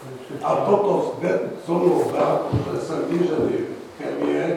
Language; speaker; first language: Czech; non-native, fluent; Hungarian